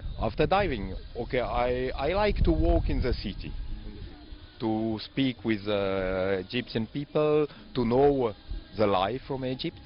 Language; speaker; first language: English; non-native, learner; French